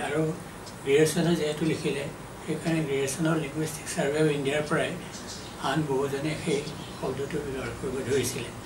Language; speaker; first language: Assamese; non-native, local second language; Mising